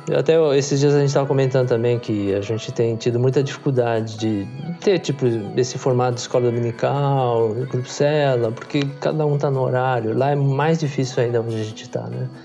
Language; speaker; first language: Portuguese; native; Portuguese